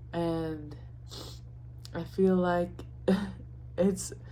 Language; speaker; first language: English; native; English